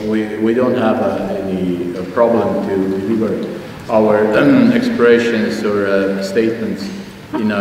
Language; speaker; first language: English; non-native, fluent; Armenian